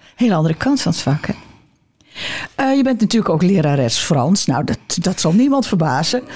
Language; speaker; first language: Dutch; native; Dutch